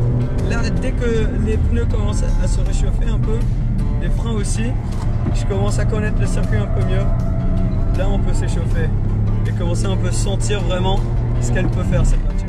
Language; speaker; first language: French; native; French